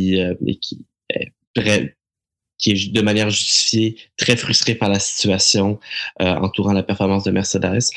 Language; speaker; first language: French; native; French